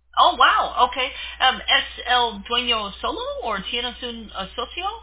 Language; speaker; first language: Spanish; non-native, learner; English